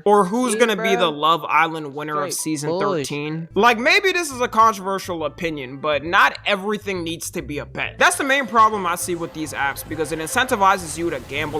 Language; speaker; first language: English; native; English